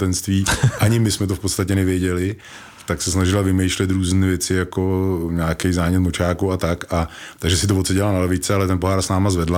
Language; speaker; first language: Czech; native; Czech